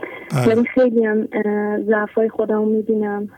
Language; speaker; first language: Persian; native; Persian